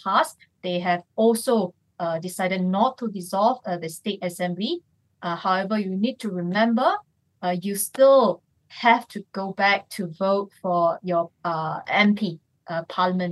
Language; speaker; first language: English; non-native, local second language; Chinese